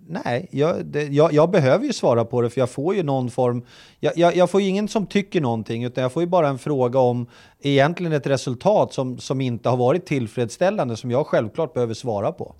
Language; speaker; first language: Swedish; native; Swedish